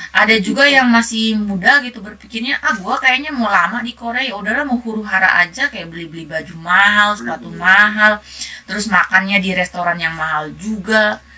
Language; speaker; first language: Indonesian; native; Indonesian